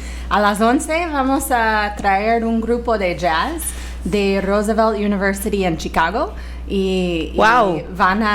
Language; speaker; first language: Spanish; non-native, fluent; English